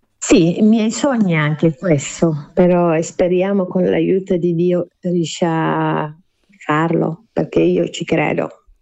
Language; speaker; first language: Italian; non-native, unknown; Wolof